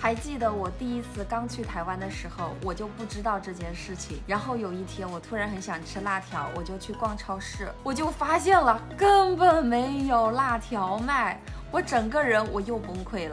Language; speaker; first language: Chinese; native; Chinese